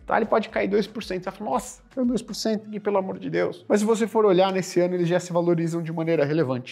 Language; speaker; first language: Portuguese; native; Portuguese